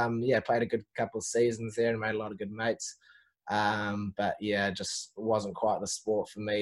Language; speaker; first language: English; native; English